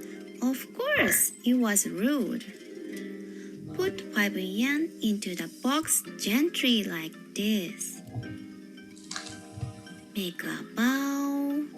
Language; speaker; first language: English; non-native, learner; Japanese